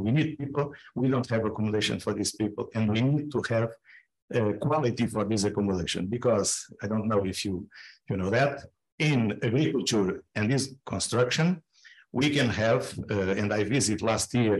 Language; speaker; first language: English; non-native, fluent; Portuguese